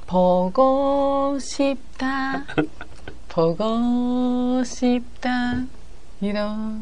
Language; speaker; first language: Korean; non-native, learner; Japanese